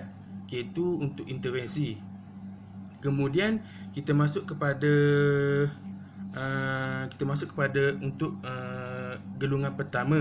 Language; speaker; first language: Malay; native; Malay